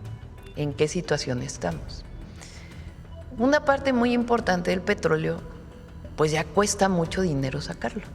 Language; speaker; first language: Spanish; native; Spanish